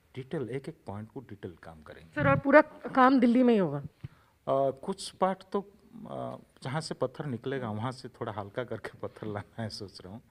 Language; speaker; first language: Hindi; non-native, local second language; Odia